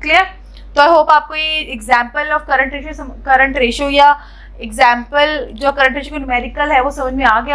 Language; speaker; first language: Hindi; native; Hindi